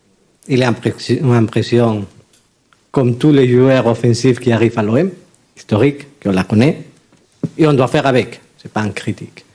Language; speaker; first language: French; non-native, fluent; Spanish